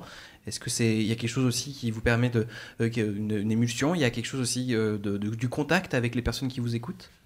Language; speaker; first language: French; native; French